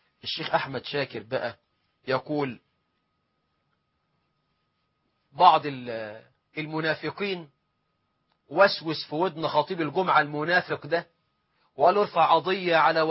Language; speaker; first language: Arabic; native; Arabic